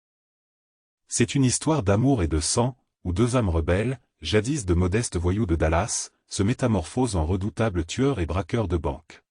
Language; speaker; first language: French; native; French